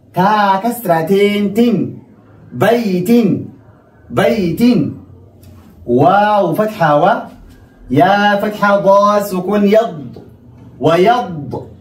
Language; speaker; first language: Arabic; non-native, fluent; Oromo